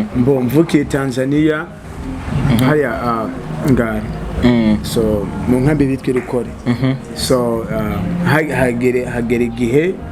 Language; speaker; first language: Rundi; early bilingual, heritage; Rundi